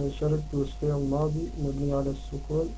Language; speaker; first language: Arabic; non-native, learner; Dutch